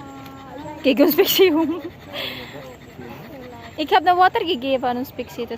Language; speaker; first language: Dutch; non-native, learner; Filipino